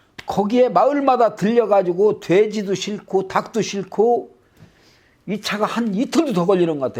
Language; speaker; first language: Korean; native; Korean